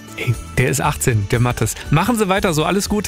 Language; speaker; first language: German; native; German